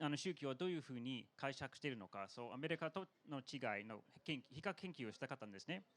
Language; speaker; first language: Japanese; non-native, fluent; English